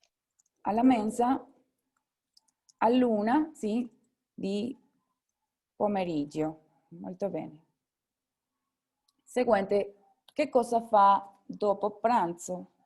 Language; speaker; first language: Italian; non-native, fluent; Spanish